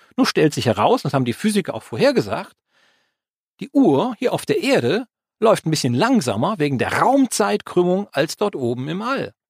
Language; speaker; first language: German; native; German